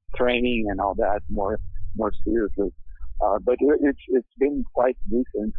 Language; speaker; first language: English; non-native, fluent; Portuguese